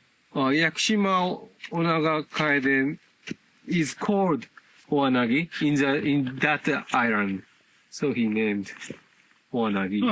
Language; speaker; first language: English; non-native, learner; Japanese